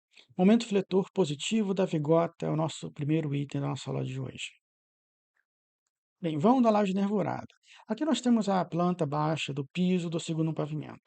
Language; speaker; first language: Portuguese; native; Portuguese